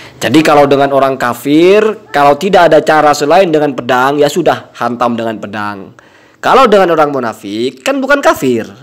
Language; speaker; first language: Indonesian; non-native, local second language; Madurese